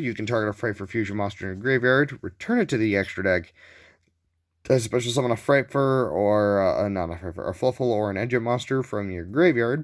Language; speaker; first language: English; native; English